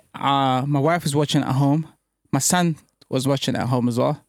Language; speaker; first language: English; early bilingual, other home language; French